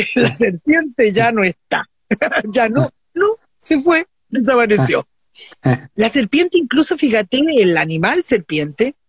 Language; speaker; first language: Spanish; native; Spanish